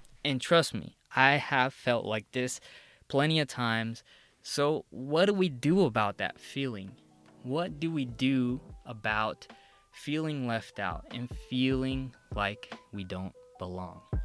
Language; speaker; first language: English; early bilingual, other home language; Spanish